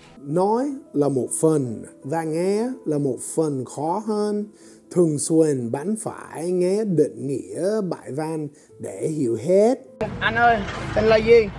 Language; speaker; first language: Vietnamese; non-native, fluent; English